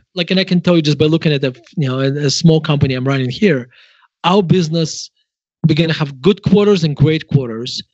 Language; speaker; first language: English; non-native, fluent; Russian